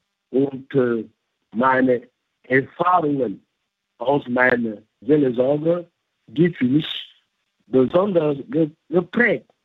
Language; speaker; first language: German; non-native, fluent; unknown